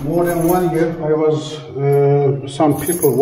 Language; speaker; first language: English; non-native, learner; Turkish